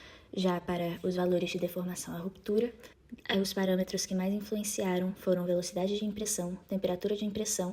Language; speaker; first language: Portuguese; native; Portuguese